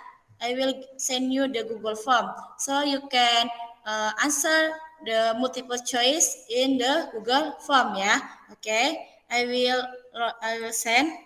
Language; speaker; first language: English; non-native, fluent; Indonesian